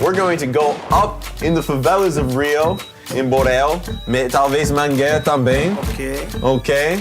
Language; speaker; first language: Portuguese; non-native, learner; English